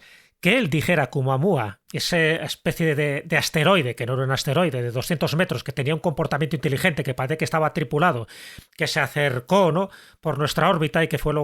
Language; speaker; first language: Spanish; native; Spanish